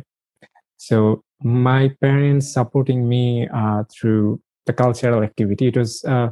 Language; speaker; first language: English; non-native, local second language; Bangla